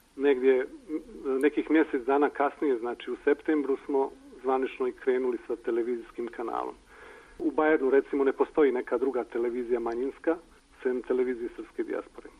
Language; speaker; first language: Serbian; native; Serbian